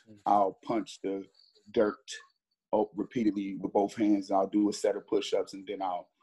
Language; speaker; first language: English; native; English